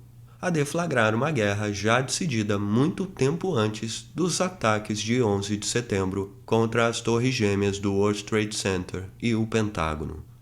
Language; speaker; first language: Portuguese; native; Portuguese